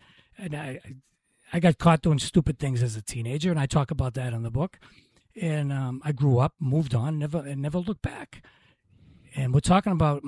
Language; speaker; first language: English; native; English